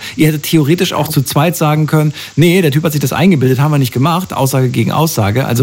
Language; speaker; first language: German; native; German